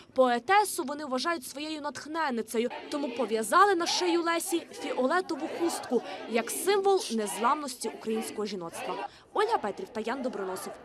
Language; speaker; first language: Ukrainian; native; Ukrainian